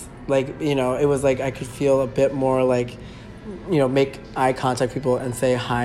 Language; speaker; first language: English; native; English